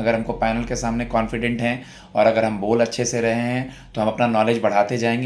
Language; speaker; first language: Hindi; native; Hindi